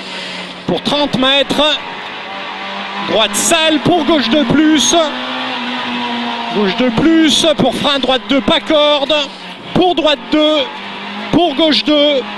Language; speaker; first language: French; native; French